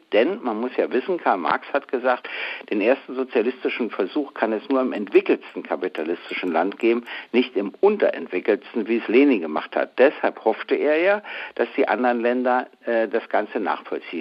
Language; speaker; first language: German; native; German